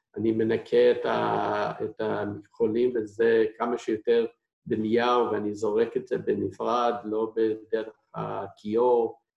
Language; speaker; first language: Hebrew; non-native, fluent; English